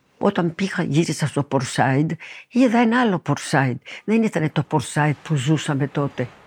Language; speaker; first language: Greek; early bilingual, heritage; Greek